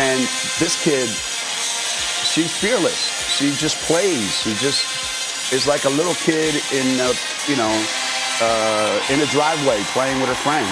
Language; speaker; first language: English; native; English